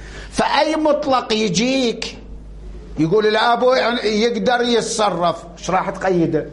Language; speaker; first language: Arabic; native; Arabic